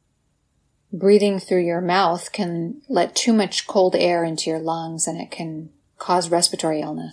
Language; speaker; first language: English; native; English